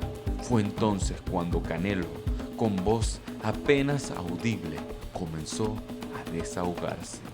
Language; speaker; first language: Spanish; native; Spanish